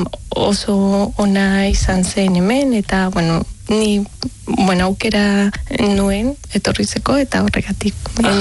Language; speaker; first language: Basque; non-native, learner; Spanish